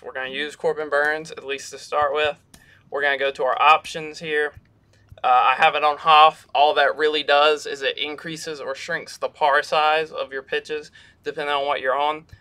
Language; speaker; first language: English; native; English